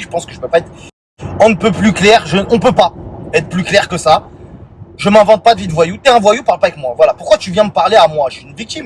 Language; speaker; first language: French; native; French